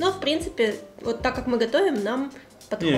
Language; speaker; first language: Russian; native; Russian